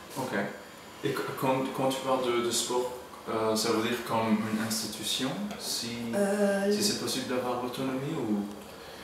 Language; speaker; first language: French; non-native, fluent; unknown